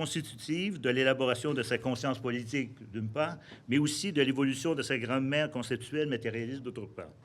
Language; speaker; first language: French; native; French